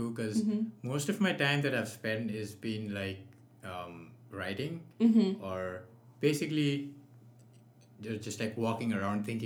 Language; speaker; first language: English; non-native, local second language; Nepali